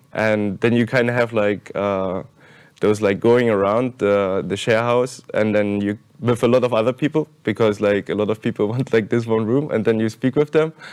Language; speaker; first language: English; non-native, fluent; German